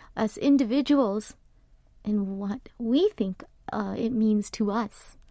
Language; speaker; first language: English; early bilingual, other home language; Korean